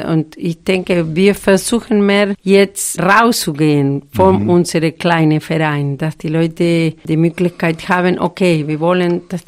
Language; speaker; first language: German; non-native, fluent; Spanish